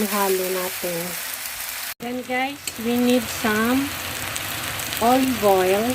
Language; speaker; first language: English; non-native, local second language; Filipino